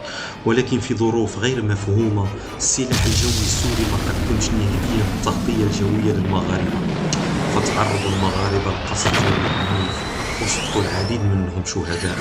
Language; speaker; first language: Arabic; native; Arabic